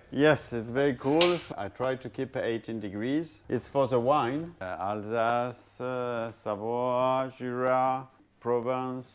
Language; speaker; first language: English; non-native, fluent; French